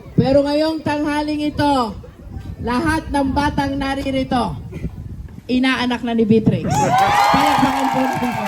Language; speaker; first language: Filipino; native; Filipino